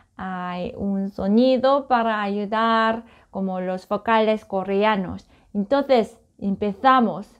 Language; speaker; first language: Spanish; non-native, learner; Korean